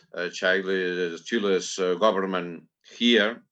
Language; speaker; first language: English; non-native, learner; Catalan